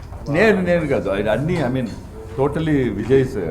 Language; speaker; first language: Telugu; non-native, learner; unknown